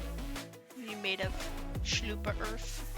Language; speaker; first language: English; native; English